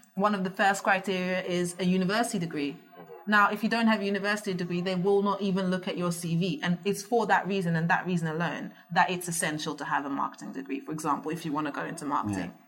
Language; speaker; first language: English; early bilingual, other home language; Dutch